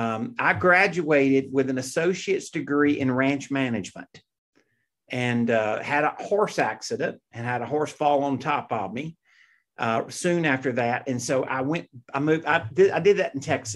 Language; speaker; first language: English; native; English